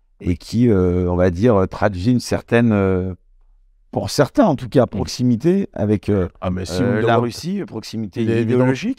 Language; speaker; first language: French; native; French